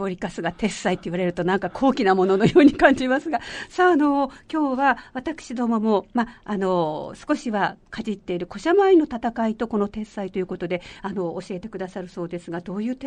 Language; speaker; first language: Japanese; native; Japanese